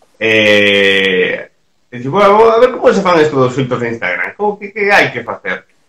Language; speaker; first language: Galician; native; Galician